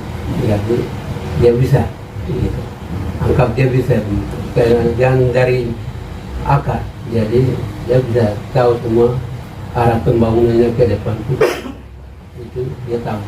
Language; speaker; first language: Indonesian; non-native, local second language; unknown